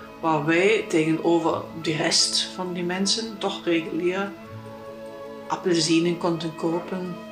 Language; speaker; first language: Dutch; non-native, fluent; German